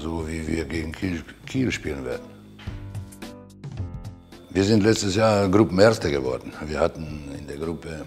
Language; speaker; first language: German; non-native, fluent; Croatian